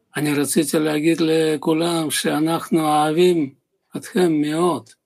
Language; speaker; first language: Hebrew; non-native, learner; Dutch